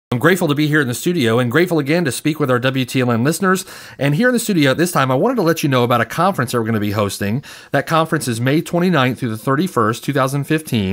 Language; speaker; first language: English; native; English